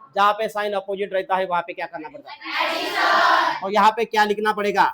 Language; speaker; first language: Hindi; non-native, local second language; Marathi